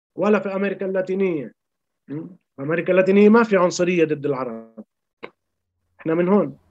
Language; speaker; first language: Arabic; early bilingual, heritage; Spanish